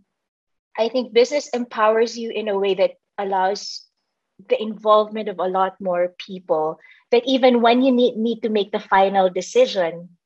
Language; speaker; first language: English; non-native, local second language; Filipino